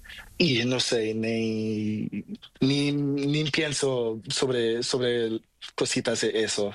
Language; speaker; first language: Spanish; non-native, learner; Portuguese